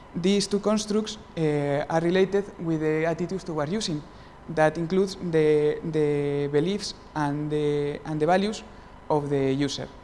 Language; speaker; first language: English; non-native, fluent; Spanish